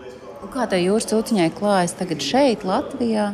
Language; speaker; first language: Latvian; native; Latvian